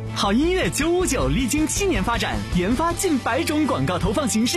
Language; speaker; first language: Chinese; native; Chinese